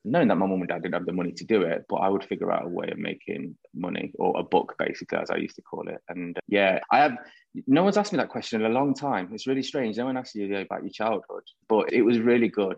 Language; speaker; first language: English; native; English